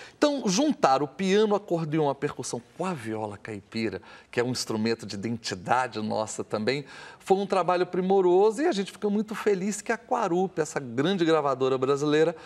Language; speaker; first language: Portuguese; native; Portuguese